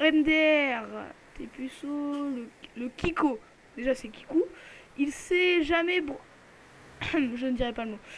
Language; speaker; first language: French; native; French